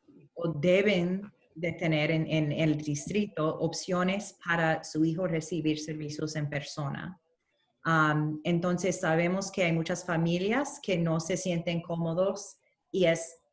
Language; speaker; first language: Spanish; early bilingual, heritage; Spanish